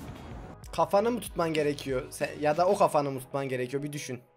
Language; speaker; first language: Turkish; native; Turkish